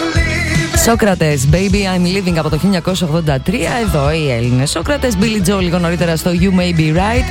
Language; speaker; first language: Greek; native; Greek